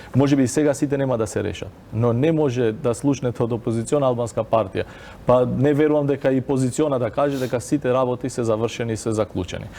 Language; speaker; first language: Macedonian; non-native, local second language; Albanian